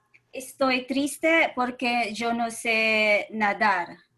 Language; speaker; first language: Spanish; non-native, learner; English